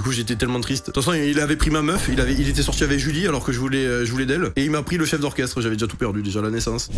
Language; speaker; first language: French; native; French